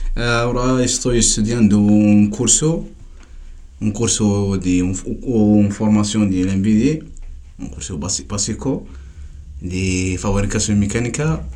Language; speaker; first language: Spanish; non-native, learner; Tachelhit